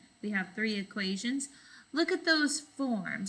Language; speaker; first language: English; native; English